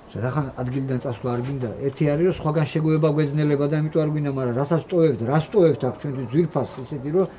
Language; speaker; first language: Georgian; non-native, local second language; Svan